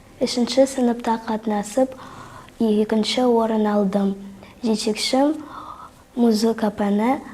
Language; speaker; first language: Kazakh; non-native, local second language; Russian